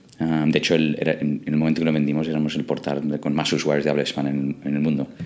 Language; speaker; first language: Spanish; non-native, fluent; English